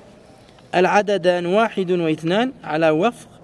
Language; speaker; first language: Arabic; non-native, fluent; French